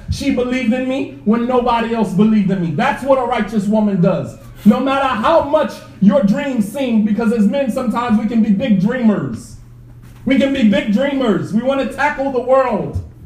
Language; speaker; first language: English; native; English